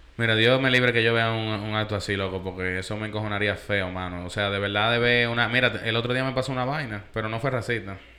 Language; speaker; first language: Spanish; early bilingual, heritage; Spanish